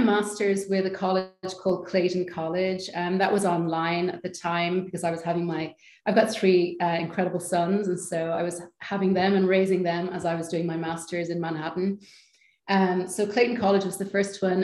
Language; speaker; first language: English; native; English